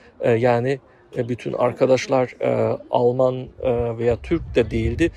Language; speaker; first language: Turkish; early bilingual, heritage; Turkish